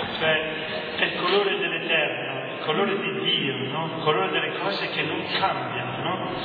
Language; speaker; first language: Italian; native; Italian